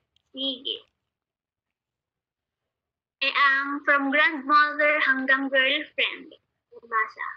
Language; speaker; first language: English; non-native, local second language; Filipino